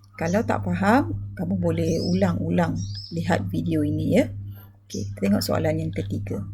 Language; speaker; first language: Malay; native; Malay